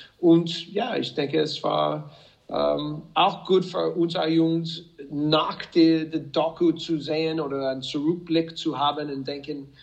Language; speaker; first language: German; non-native, fluent; English